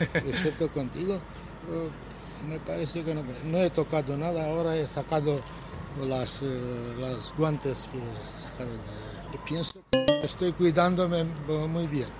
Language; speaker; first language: Spanish; non-native, learner; Romanian